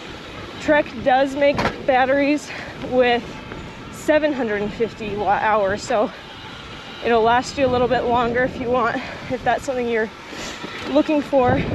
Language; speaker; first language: English; native; English